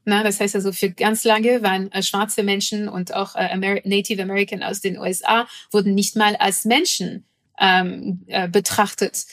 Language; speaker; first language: German; non-native, fluent; French